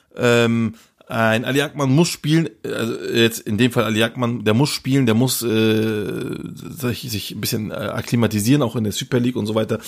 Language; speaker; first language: German; early bilingual, other home language; Turkish